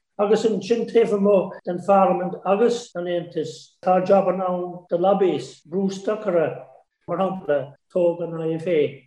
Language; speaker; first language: Irish; native; Irish